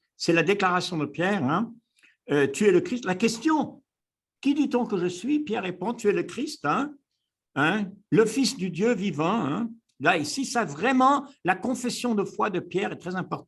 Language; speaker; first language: French; native; French